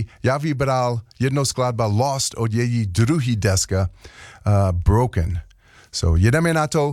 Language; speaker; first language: Czech; non-native, learner; English